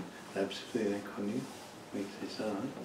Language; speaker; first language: French; non-native, learner; English